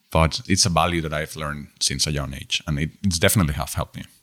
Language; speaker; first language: English; non-native, fluent; Spanish